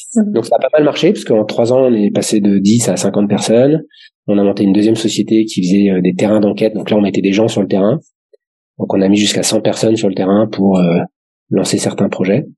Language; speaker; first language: French; native; French